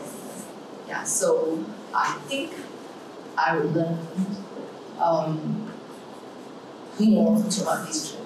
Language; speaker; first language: English; non-native, local second language; Chinese